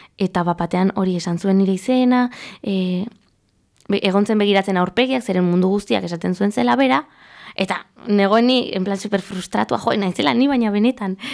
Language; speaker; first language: Basque; non-native, local second language; Spanish